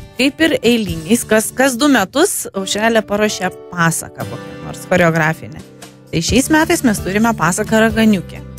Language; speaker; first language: Lithuanian; native; Lithuanian